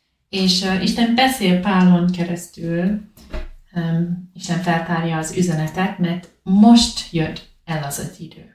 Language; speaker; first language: Hungarian; non-native, learner; English